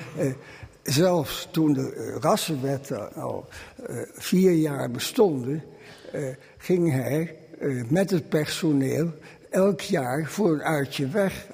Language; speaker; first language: Dutch; early bilingual, other home language; German